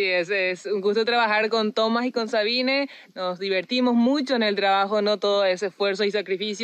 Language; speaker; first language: Spanish; native; Spanish